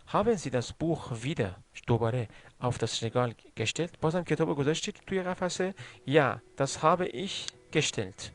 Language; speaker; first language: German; non-native, fluent; Persian